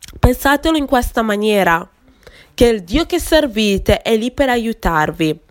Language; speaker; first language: Italian; non-native, fluent; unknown